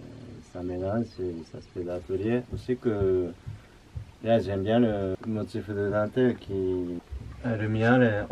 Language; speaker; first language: French; non-native, learner; Japanese